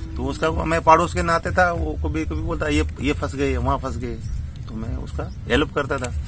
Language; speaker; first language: Hindi; native; Hindi